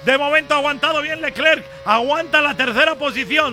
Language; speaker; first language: Spanish; native; Spanish